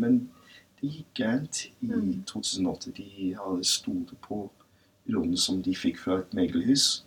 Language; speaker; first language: Norwegian; non-native, fluent; English